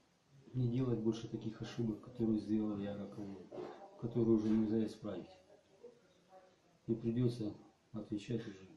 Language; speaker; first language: Russian; native; Russian